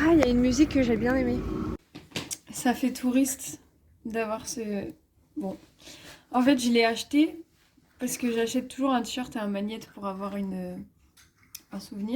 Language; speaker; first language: French; native; French